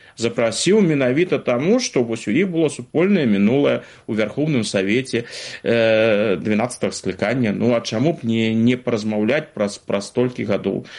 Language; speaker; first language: Belarusian; non-native, local second language; Russian